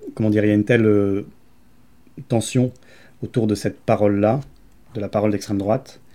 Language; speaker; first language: French; native; French